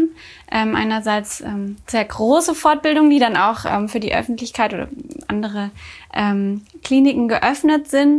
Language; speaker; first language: German; native; German